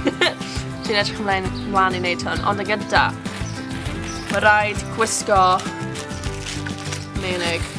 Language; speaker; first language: Welsh; non-native, local second language; English